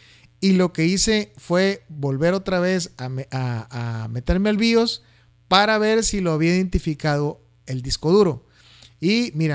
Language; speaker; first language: Spanish; native; Spanish